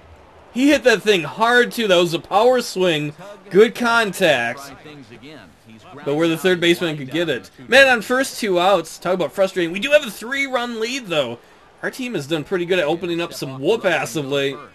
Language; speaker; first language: English; native; English